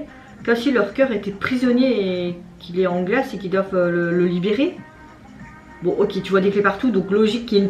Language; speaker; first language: French; native; French